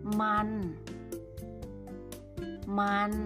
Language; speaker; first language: Thai; native; Thai